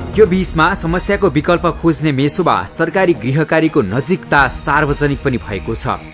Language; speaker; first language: Nepali; native; Nepali